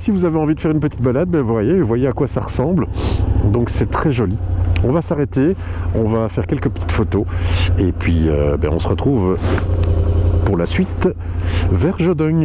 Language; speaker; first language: French; native; French